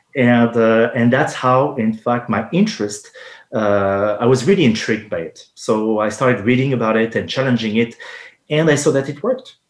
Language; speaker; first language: English; non-native, fluent; French